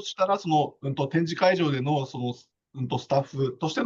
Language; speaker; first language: Japanese; native; Japanese